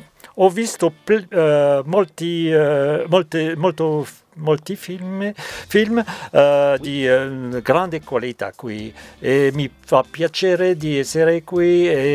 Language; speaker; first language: Italian; non-native, learner; French